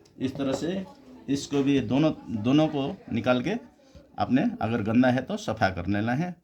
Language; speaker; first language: Hindi; non-native, fluent; Nepali